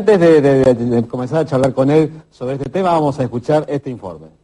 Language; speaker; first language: Spanish; native; Spanish